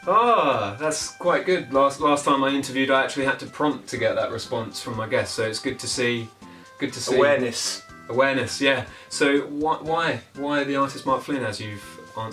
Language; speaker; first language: English; native; English